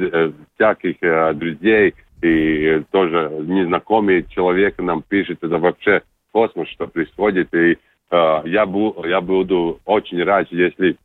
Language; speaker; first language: Russian; non-native, local second language; Latvian